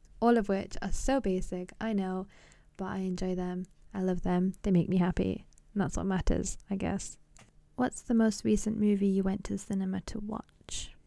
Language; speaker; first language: English; early bilingual, other home language; Punjabi